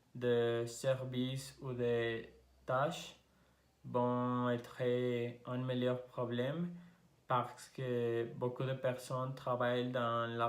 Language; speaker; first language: French; non-native, learner; Spanish